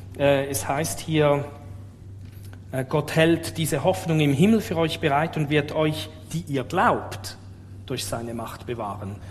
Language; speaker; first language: German; native; German